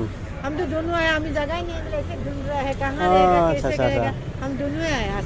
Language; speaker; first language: Hindi; non-native, local second language; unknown